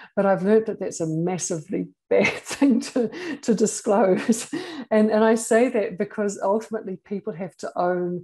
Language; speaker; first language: English; native; English